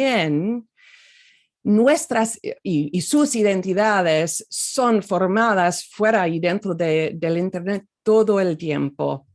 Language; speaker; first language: Spanish; non-native, fluent; English